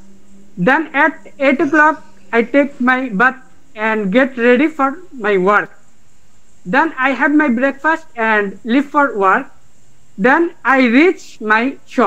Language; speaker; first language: English; non-native, learner; Bangla